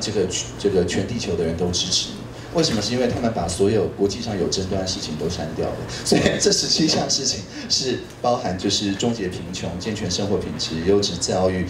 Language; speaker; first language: Chinese; native; Chinese